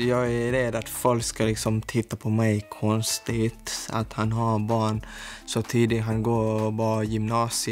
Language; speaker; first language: Swedish; non-native, learner; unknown